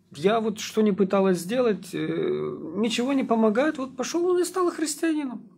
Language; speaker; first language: Russian; native; Russian